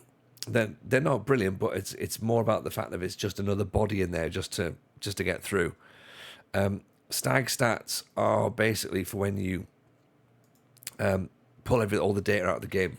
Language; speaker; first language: English; native; English